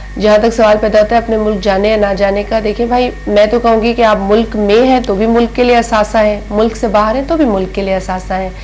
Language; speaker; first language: Urdu; non-native, local second language; Sindhi